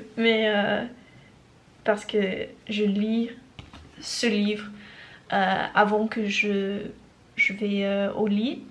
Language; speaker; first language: French; non-native, learner; English